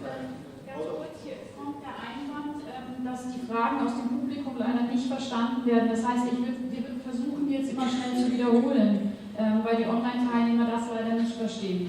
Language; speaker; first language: German; native; German